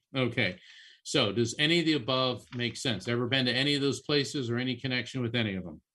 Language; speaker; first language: English; early bilingual, other home language; Italian